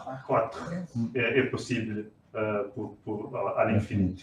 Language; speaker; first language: French; non-native, learner; Portuguese